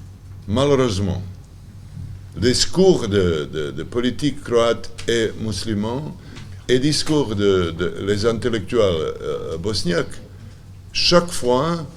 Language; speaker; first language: French; non-native, learner; Serbian